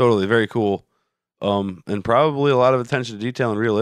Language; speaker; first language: English; native; English